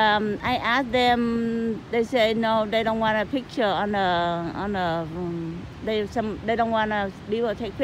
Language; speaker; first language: English; non-native, learner; Vietnamese